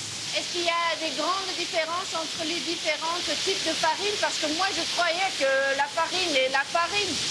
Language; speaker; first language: French; non-native, learner; Dutch